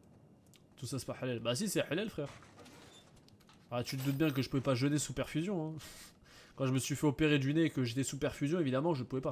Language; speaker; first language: French; native; French